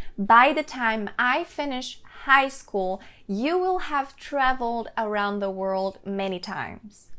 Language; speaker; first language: English; non-native, fluent; Portuguese